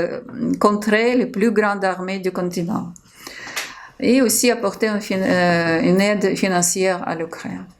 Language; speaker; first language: French; non-native, fluent; Ukrainian